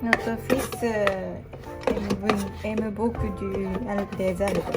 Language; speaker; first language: French; non-native, learner; Japanese